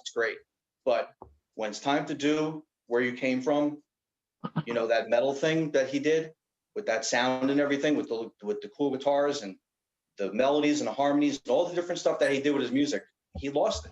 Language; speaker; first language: English; native; English